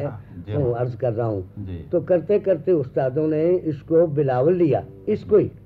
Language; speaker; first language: Urdu; non-native, local second language; Punjabi